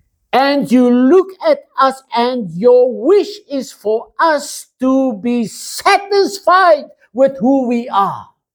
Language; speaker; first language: English; non-native, local second language; Afrikaans